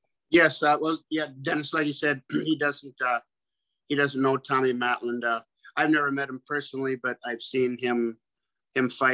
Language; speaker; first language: English; native; English